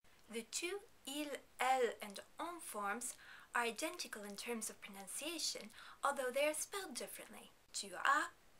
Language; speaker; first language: English; native; English